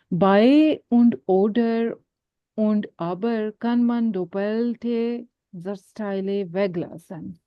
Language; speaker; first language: German; non-native, fluent; Hindi